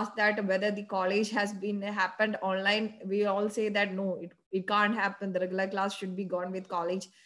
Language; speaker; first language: English; non-native, local second language; Malayalam